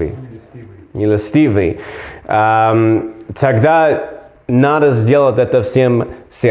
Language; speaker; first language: Russian; non-native, learner; English